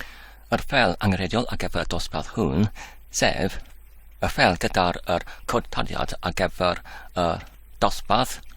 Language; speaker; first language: Welsh; non-native, fluent; English